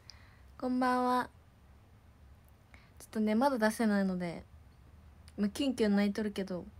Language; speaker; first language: Japanese; native; Japanese